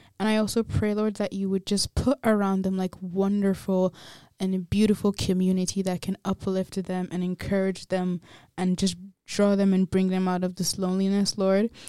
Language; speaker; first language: English; early bilingual, other home language; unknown